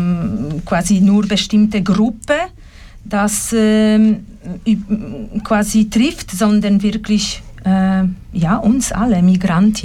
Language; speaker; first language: German; non-native, fluent; Polish